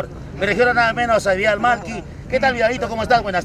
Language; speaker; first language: Spanish; native; Spanish